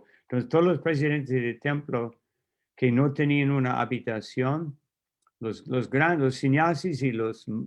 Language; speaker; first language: Spanish; non-native, fluent; English